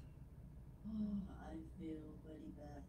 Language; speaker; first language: English; non-native, learner; Thai